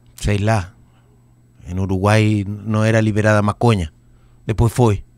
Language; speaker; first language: Portuguese; non-native, learner; Spanish